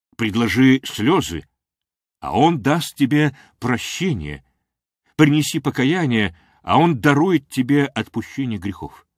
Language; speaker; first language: Russian; non-native, local second language; Armenian